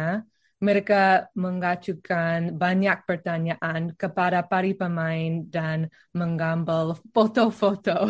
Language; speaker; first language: Indonesian; non-native, learner; English